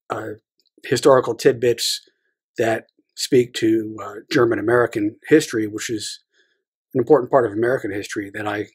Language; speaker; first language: English; native; English